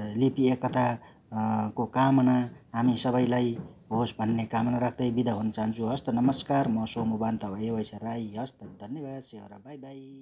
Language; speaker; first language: Nepali; non-native, local second language; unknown